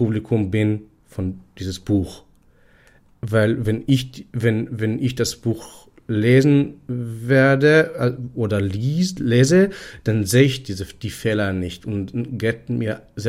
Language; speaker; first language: German; non-native, fluent; Hebrew